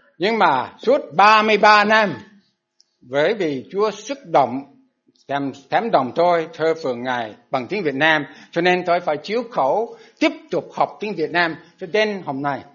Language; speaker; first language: Vietnamese; non-native, fluent; English